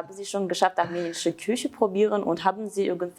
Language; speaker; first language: German; non-native, fluent; Armenian